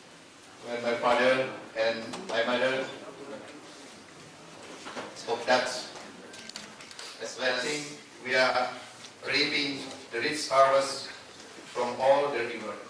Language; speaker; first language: English; non-native, local second language; Indonesian